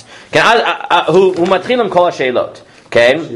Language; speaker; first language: Hebrew; non-native, fluent; English